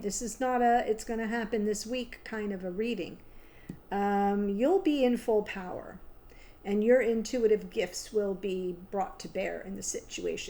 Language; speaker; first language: English; native; English